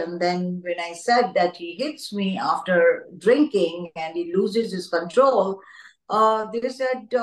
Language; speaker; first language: English; non-native, local second language; Hindi